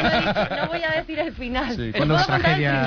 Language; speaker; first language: Spanish; native; Spanish